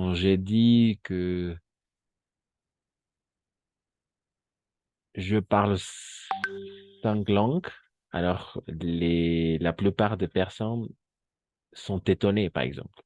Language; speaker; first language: French; non-native, fluent; Spanish